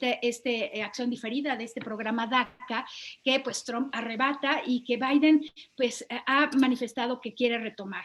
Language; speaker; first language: Spanish; native; Spanish